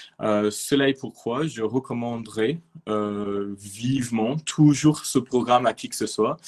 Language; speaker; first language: French; non-native, fluent; English